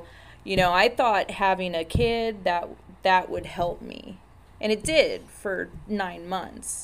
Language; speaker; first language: English; native; English